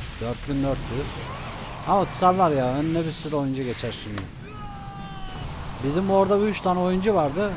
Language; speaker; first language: Turkish; native; Turkish